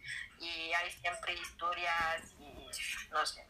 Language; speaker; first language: Spanish; non-native, learner; French